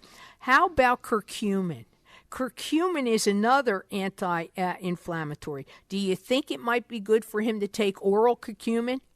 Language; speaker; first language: English; native; English